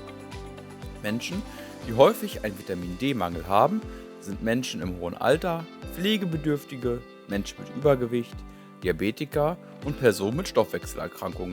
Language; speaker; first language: German; native; German